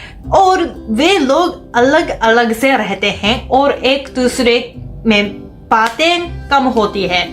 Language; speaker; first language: Hindi; non-native, fluent; Japanese